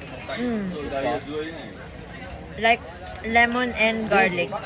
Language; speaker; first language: English; non-native, fluent; Filipino